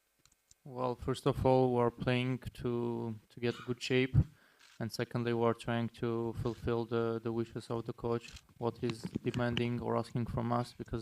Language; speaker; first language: English; non-native, fluent; Armenian